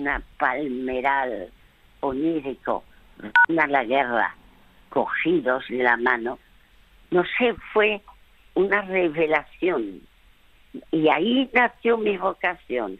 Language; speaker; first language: Spanish; early bilingual, other home language; French